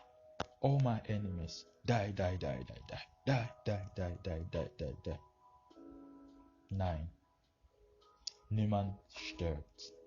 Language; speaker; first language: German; non-native, fluent; Yoruba